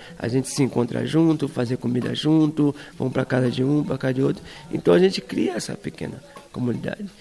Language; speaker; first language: Portuguese; native; Portuguese